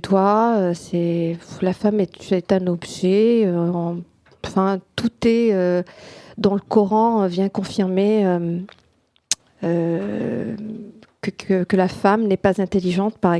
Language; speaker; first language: French; non-native, local second language; Arabic